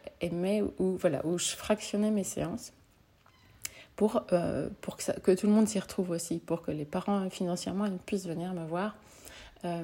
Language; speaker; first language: French; native; French